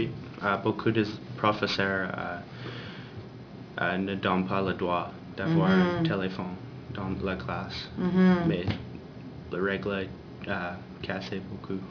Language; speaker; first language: French; non-native, learner; English